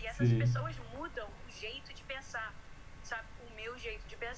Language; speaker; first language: Portuguese; early bilingual, heritage; Portuguese